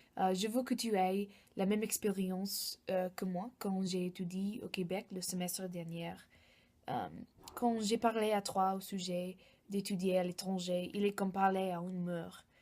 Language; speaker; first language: French; non-native, learner; English